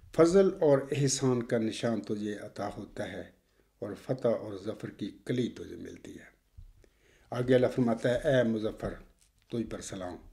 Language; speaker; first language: Urdu; native; Urdu